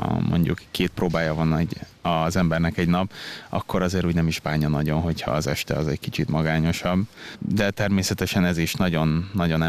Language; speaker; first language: Hungarian; native; Hungarian